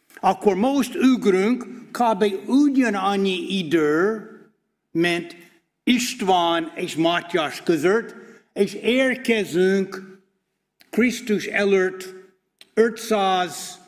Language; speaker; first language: Hungarian; non-native, fluent; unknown